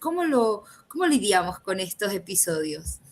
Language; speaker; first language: Spanish; native; Spanish